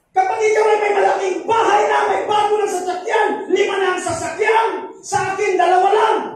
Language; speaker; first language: Filipino; non-native, local second language; Cebuano